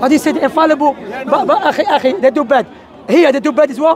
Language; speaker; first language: English; non-native, fluent; Arabic